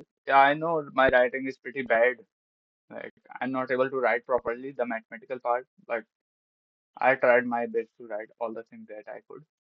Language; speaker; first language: English; non-native, local second language; Hindi